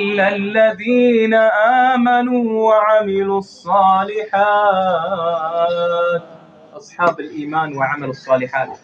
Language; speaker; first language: Arabic; native; Arabic